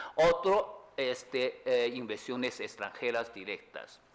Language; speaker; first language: Spanish; non-native, fluent; Chinese